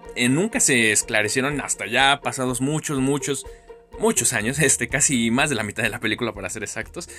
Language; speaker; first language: Spanish; native; Spanish